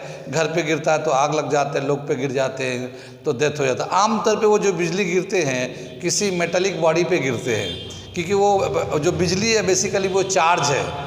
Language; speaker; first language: Hindi; native; Hindi